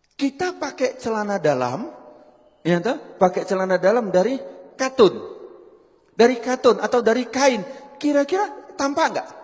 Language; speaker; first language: Indonesian; native; Indonesian